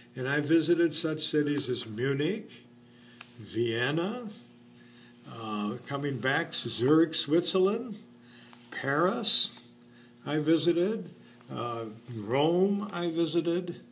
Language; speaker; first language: English; native; English